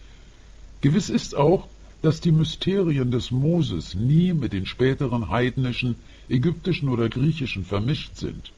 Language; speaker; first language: German; native; German